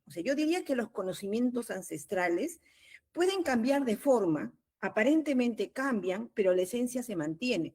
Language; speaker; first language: Spanish; native; Spanish